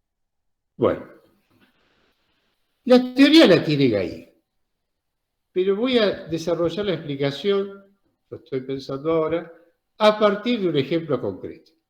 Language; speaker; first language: Spanish; native; Spanish